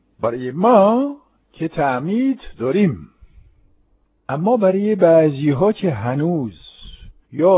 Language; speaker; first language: Persian; non-native, fluent; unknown